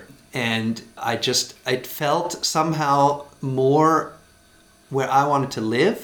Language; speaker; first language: English; native; English